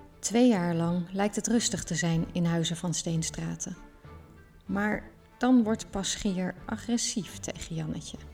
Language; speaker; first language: Dutch; native; Dutch